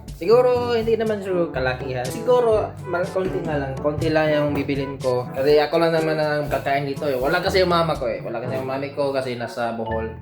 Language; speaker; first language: Filipino; non-native, local second language; Cebuano